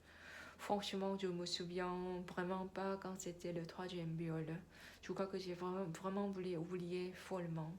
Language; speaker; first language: French; non-native, learner; Korean